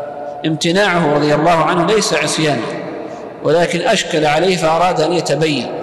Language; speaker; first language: Arabic; native; Arabic